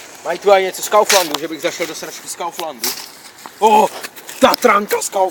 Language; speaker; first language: Czech; native; Czech